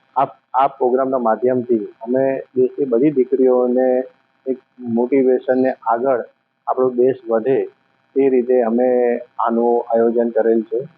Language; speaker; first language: Gujarati; native; Gujarati